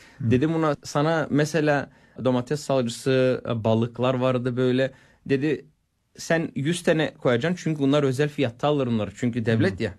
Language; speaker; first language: Turkish; non-native, fluent; Bulgarian